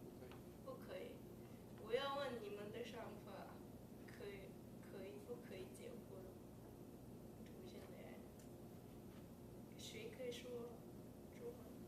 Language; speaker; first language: Chinese; non-native, learner; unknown